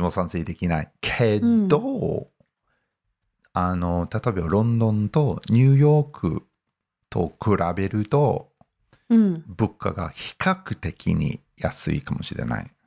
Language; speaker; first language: Japanese; non-native, fluent; English